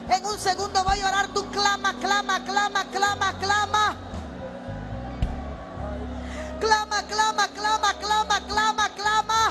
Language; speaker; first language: Spanish; native; Spanish